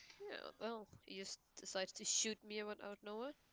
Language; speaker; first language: English; non-native, fluent; Danish